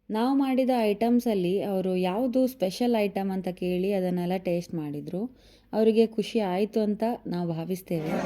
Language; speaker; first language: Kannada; non-native, local second language; Tulu